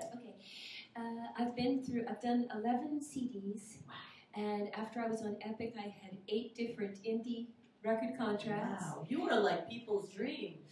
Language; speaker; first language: English; native; English